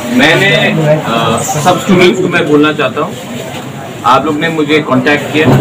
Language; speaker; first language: Hindi; non-native, local second language; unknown